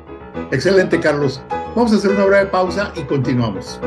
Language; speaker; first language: Spanish; native; Spanish